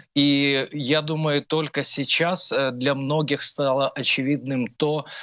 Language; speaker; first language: Russian; non-native, local second language; Ukrainian